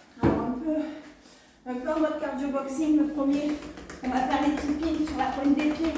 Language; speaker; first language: French; native; French